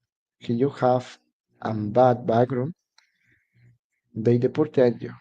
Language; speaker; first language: English; non-native, learner; Spanish